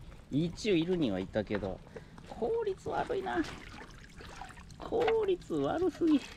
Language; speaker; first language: Japanese; native; Japanese